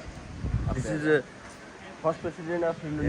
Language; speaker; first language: English; non-native, learner; Nepali